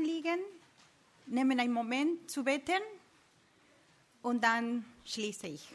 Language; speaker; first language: German; non-native, learner; Spanish